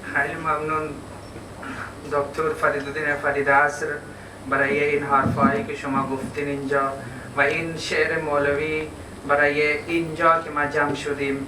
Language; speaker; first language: Persian; non-native, fluent; Hindi